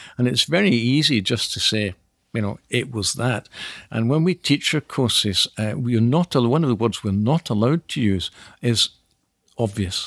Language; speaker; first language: English; native; English